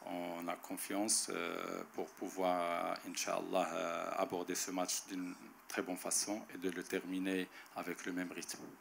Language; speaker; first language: French; non-native, local second language; Arabic